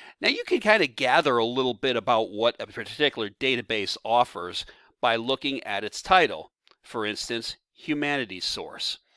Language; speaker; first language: English; native; English